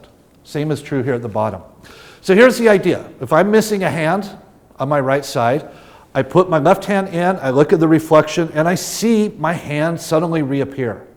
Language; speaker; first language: English; native; English